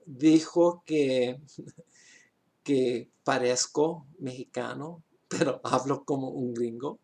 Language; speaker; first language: Spanish; non-native, learner; English